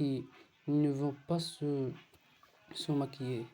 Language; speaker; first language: French; non-native, learner; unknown